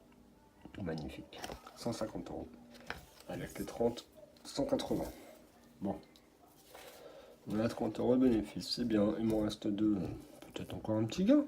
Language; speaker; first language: French; native; French